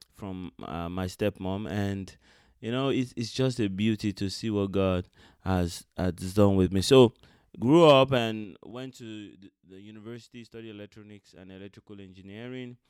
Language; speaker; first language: English; non-native, local second language; Yoruba